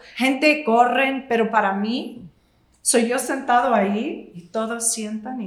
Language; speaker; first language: Spanish; non-native, fluent; English